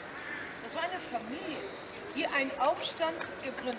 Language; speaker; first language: German; non-native, fluent; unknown